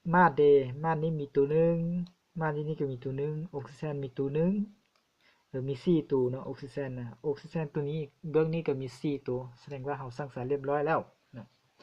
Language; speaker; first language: Lao; non-native, local second language; Hmong